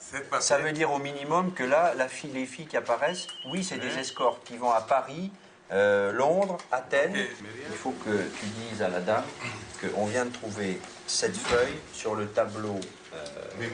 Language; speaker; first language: French; native; French